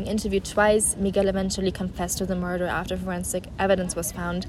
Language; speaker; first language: English; non-native, fluent; German